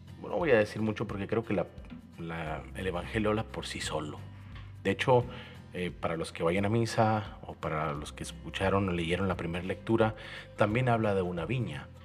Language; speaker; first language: Spanish; native; Spanish